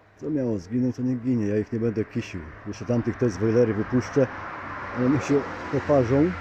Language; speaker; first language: Polish; native; Polish